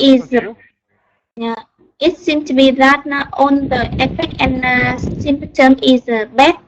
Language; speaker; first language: English; non-native, learner; Vietnamese